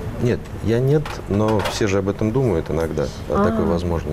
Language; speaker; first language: Russian; native; Russian